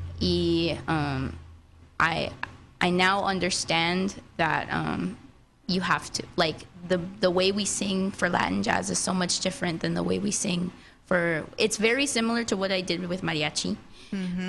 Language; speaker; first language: English; native; English